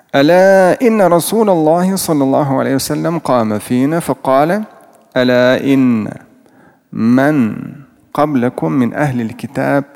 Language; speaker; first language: Arabic; non-native, fluent; Russian